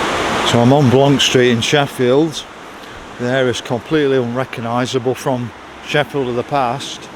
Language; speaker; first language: English; native; English